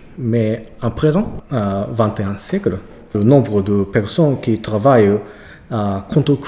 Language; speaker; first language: French; non-native, learner; Japanese